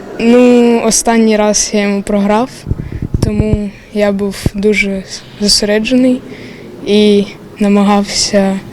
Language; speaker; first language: Ukrainian; non-native, local second language; Russian